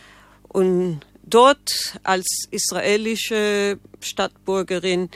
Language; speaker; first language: German; non-native, learner; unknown